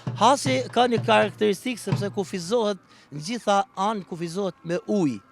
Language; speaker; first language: Albanian; native; Albanian